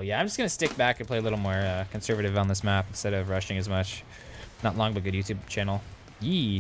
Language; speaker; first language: English; native; English